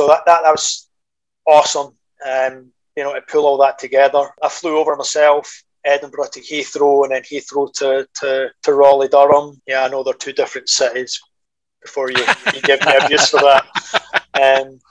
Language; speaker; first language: English; native; English